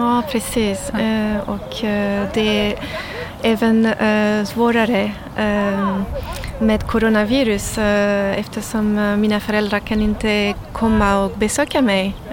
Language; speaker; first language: Swedish; non-native, learner; French